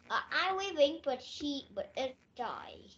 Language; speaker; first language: English; non-native, learner; Vietnamese